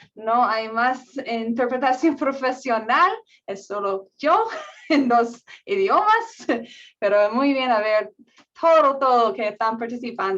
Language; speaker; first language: Spanish; non-native, learner; English